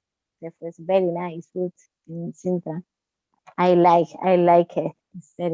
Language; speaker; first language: English; non-native, learner; Spanish